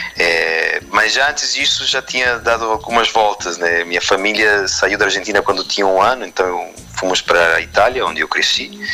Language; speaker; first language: Portuguese; non-native, fluent; Spanish